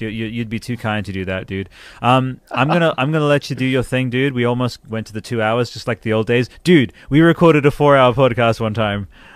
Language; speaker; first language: English; early bilingual, other home language; Italian